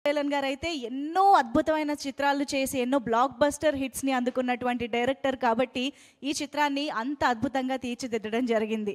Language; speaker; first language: Telugu; native; Telugu